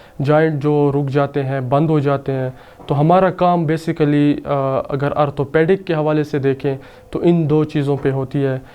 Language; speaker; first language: Urdu; non-native, local second language; Saraiki